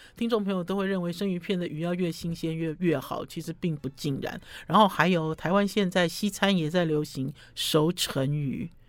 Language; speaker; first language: Chinese; native; Chinese